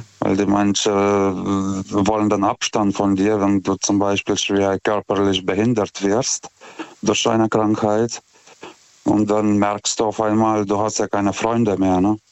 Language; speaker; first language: German; non-native, fluent; Lithuanian